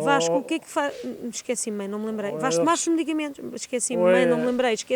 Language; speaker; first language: Portuguese; native; Portuguese